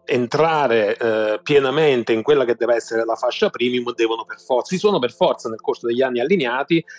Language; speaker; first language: Italian; native; Italian